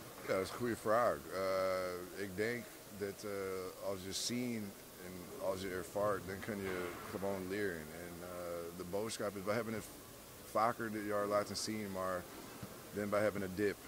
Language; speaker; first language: Dutch; non-native, fluent; English